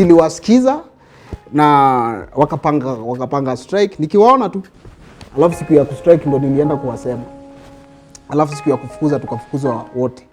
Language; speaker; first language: Swahili; native; Swahili